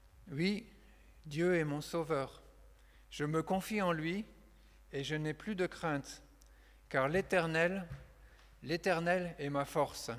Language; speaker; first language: French; native; French